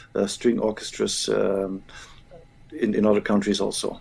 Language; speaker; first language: English; non-native, fluent; Dutch